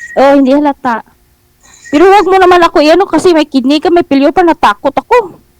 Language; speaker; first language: Filipino; non-native, local second language; Hiligaynon